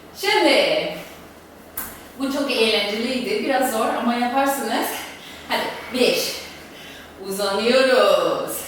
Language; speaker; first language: Turkish; non-native, fluent; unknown